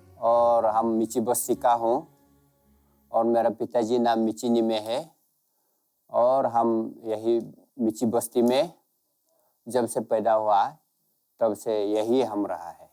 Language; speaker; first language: Hindi; non-native, local second language; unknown